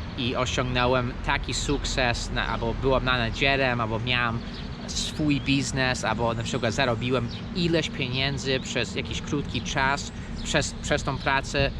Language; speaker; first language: Polish; early bilingual, heritage; Polish